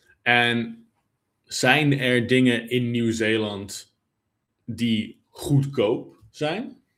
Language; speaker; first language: Dutch; native; Dutch